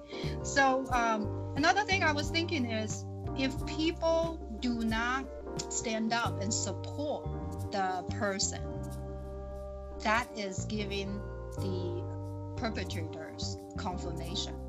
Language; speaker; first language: English; non-native, fluent; Chinese